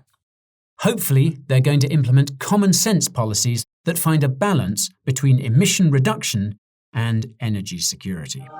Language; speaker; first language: English; native; English